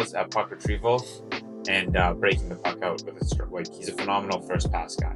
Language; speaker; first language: English; native; English